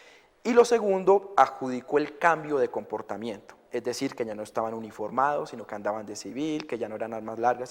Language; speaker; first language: Spanish; native; Spanish